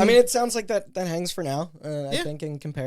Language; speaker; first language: English; native; English